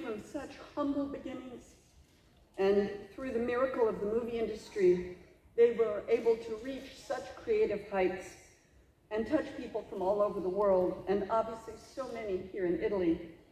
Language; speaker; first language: English; native; English